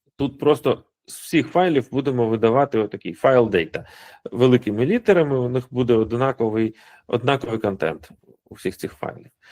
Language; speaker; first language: Ukrainian; non-native, local second language; Russian